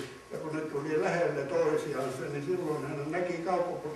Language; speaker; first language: Finnish; native; Finnish